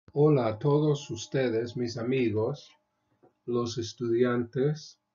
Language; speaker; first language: Spanish; non-native, fluent; English